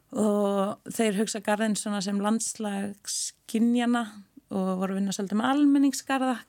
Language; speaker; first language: Icelandic; native; Icelandic